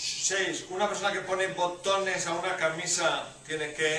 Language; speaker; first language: Spanish; non-native, fluent; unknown